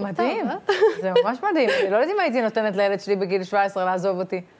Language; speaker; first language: Hebrew; native; Hebrew